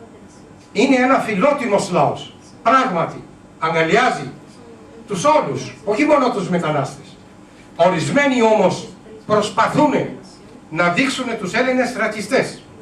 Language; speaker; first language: Greek; non-native, learner; Urdu